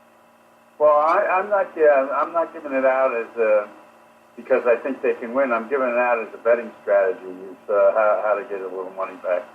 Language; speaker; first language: English; native; English